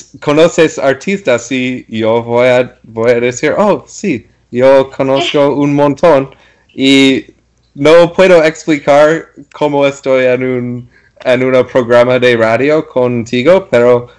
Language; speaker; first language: Spanish; non-native, learner; English